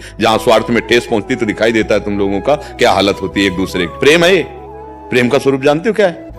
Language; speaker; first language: Hindi; native; Hindi